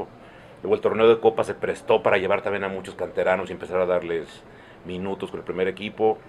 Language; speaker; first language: Spanish; native; Spanish